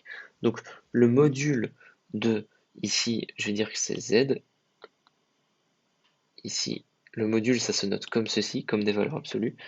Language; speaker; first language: French; native; French